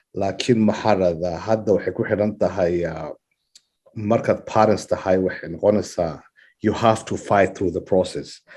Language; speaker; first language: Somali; early bilingual, heritage; Somali